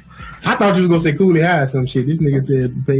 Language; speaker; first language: English; native; English